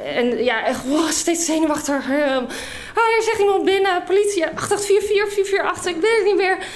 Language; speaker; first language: Dutch; non-native, fluent; English